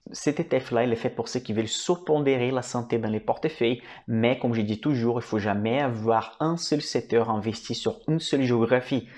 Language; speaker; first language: French; non-native, fluent; Portuguese